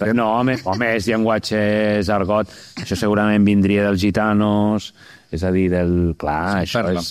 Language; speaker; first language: Catalan; native; Catalan